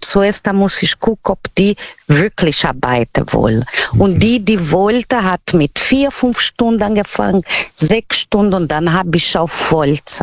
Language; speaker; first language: German; non-native, learner; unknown